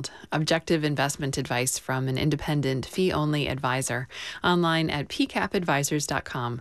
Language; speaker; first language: English; native; English